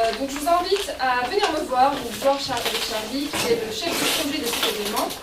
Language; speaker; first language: French; native; French